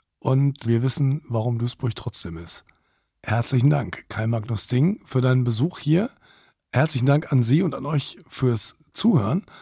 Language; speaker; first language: German; native; German